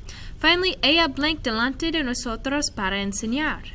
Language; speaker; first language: Spanish; non-native, fluent; English